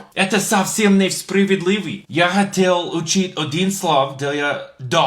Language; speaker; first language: Russian; non-native, learner; English